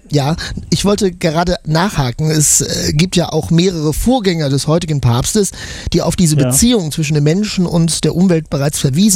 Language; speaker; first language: German; native; German